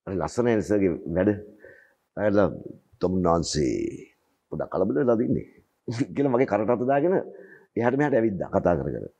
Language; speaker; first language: Sinhala; native; Sinhala